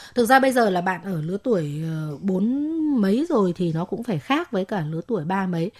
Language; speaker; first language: Vietnamese; native; Vietnamese